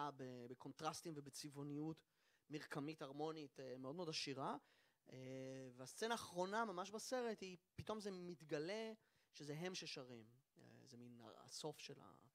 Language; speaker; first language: Hebrew; native; Hebrew